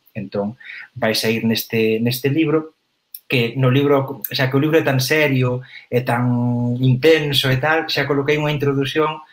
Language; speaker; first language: Galician; native; Galician